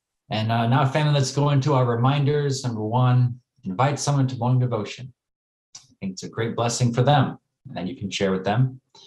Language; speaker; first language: English; native; English